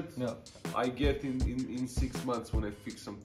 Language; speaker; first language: English; non-native, fluent; Serbian